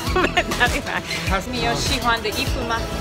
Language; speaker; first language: Chinese; non-native, learner; English